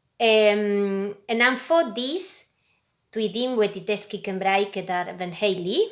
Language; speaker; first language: Welsh; non-native, fluent; Spanish